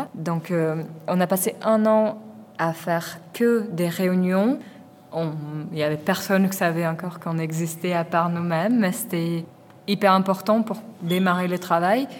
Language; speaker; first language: French; non-native, fluent; Portuguese